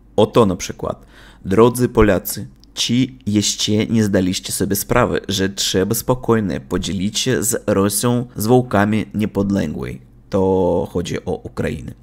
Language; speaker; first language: Polish; non-native, learner; Russian